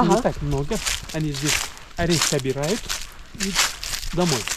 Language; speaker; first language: Russian; non-native, local second language; Uzbek